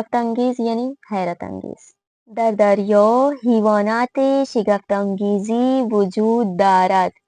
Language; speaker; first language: Persian; non-native, fluent; Urdu